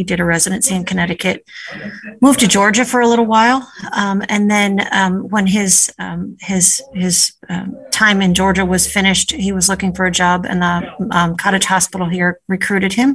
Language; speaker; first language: English; native; English